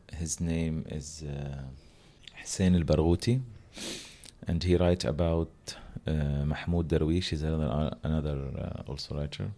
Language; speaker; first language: English; non-native, learner; Arabic